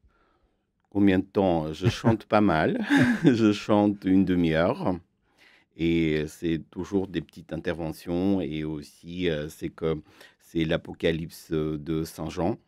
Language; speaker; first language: French; non-native, fluent; Armenian